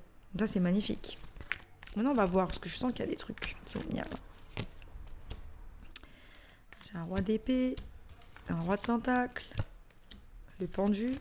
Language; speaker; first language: French; native; French